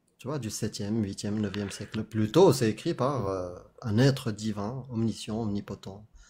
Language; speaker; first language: French; non-native, local second language; Arabic